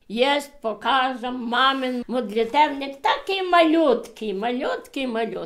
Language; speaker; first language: Polish; early bilingual, heritage; Polish